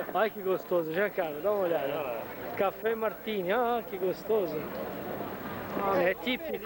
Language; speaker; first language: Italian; non-native, learner; Portuguese